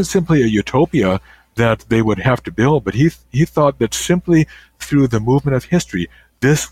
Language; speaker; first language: English; native; English